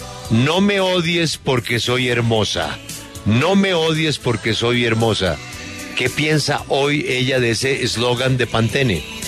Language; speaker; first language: Spanish; native; Spanish